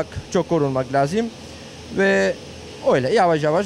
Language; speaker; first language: Turkish; non-native, local second language; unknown